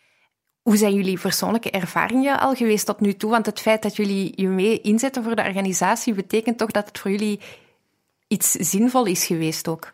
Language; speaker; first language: Dutch; native; Dutch